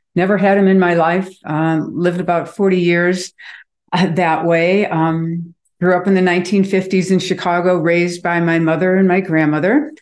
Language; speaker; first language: English; native; English